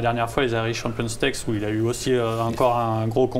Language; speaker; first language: French; native; French